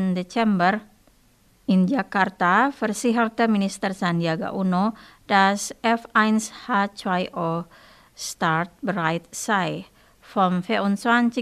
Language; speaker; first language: German; non-native, fluent; Indonesian